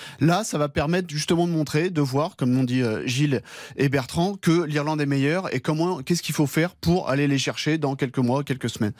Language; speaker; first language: French; native; French